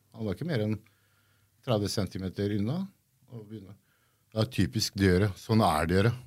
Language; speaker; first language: Norwegian; early bilingual, other home language; Kurdish